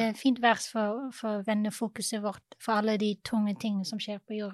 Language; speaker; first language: Norwegian; non-native, fluent; English